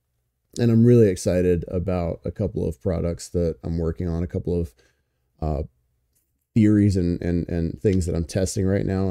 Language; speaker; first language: English; native; English